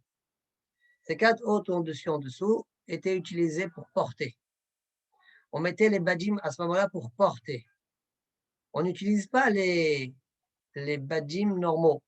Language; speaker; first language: French; native; French